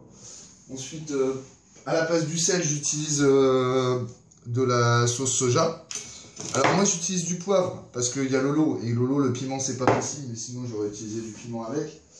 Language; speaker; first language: French; native; French